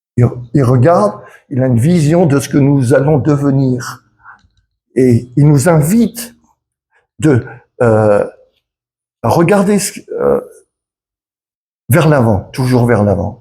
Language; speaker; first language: French; native; French